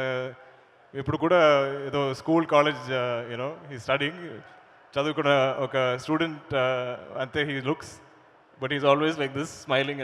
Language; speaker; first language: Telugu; non-native, learner; Malayalam